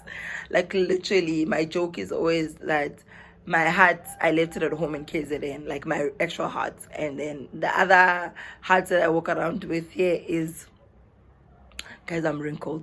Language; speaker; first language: English; non-native, local second language; Zulu